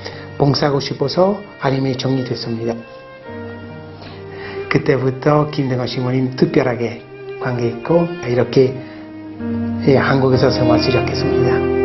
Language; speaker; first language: Korean; non-native, fluent; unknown